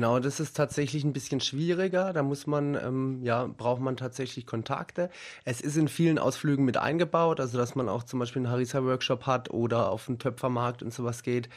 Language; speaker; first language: German; native; German